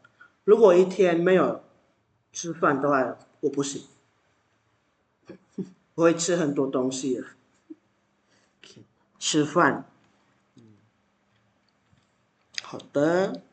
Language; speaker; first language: Chinese; non-native, fluent; Indonesian